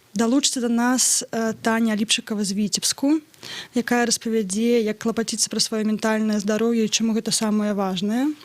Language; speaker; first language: Belarusian; non-native, local second language; Russian